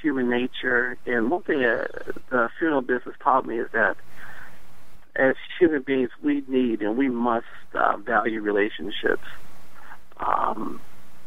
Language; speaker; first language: English; native; English